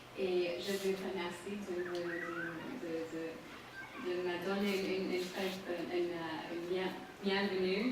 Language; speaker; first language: French; non-native, learner; English